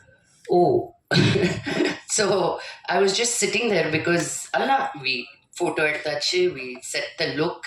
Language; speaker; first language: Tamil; non-native, local second language; Telugu